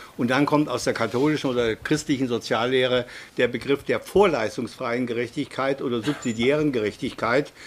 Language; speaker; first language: German; native; German